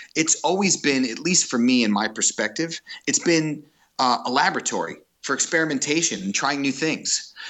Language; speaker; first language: English; native; English